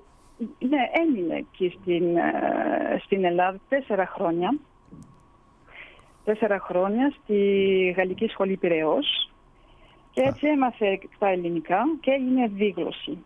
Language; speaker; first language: Greek; early bilingual, heritage; Greek